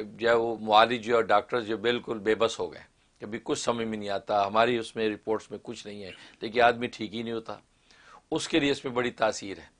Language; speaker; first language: Urdu; non-native, local second language; Kashmiri